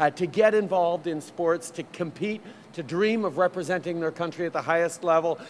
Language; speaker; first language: English; early bilingual, other home language; French